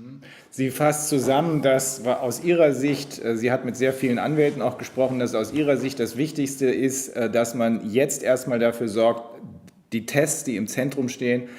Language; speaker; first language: German; native; German